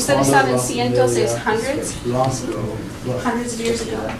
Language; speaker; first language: Spanish; non-native, fluent; English